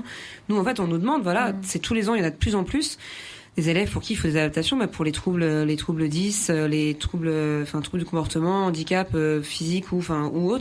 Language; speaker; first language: French; native; French